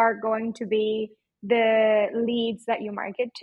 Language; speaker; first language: English; non-native, fluent; Spanish